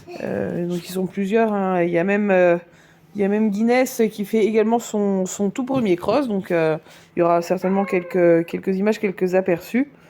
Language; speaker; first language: French; native; French